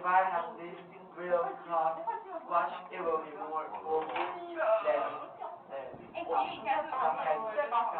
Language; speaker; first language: English; non-native, learner; Chinese